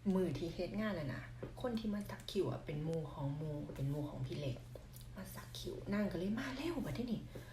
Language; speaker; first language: Thai; non-native, local second language; Northeastern Thai